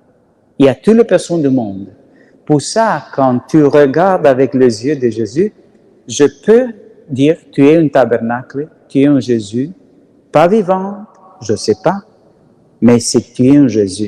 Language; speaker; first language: French; non-native, learner; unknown